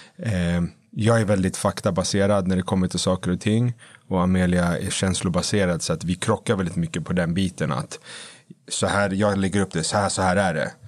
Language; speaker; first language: Swedish; native; Swedish